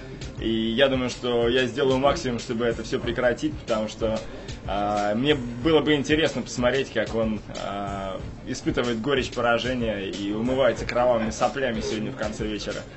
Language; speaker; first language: Russian; native; Russian